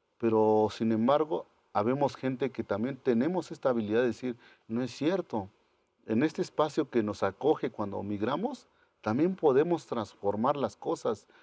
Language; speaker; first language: Spanish; non-native, local second language; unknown